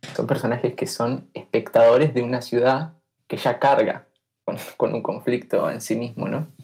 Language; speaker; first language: Spanish; native; Spanish